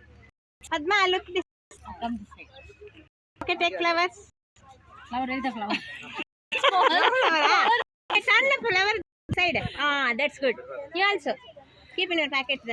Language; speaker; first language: English; non-native, learner; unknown